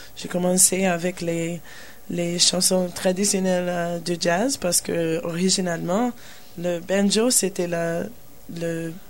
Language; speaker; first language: French; non-native, learner; English